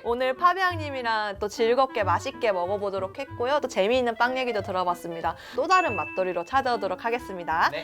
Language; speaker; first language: Korean; native; Korean